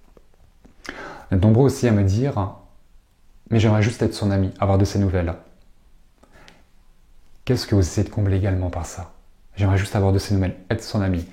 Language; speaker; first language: French; native; French